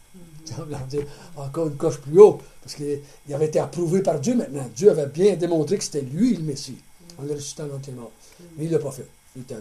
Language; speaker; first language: French; native; French